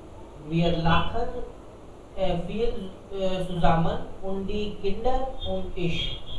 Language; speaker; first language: German; non-native, learner; Hindi